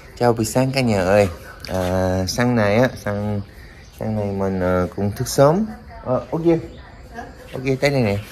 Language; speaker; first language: Vietnamese; non-native, learner; Korean